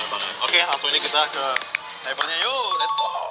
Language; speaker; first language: Indonesian; native; Indonesian